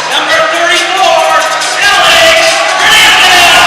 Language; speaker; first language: English; native; English